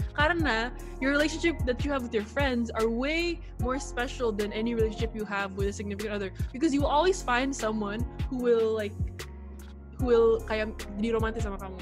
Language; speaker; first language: English; early bilingual, other home language; Indonesian